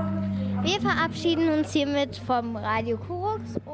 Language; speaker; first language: German; native; German